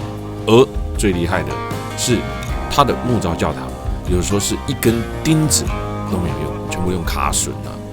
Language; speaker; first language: Chinese; native; Chinese